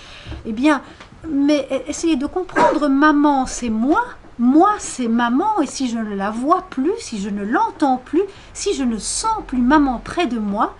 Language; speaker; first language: French; native; French